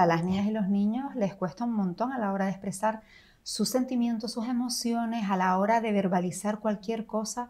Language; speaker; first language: Spanish; native; Spanish